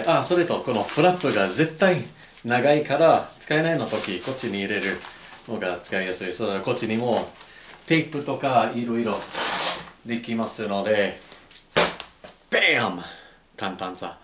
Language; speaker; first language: Japanese; non-native, learner; English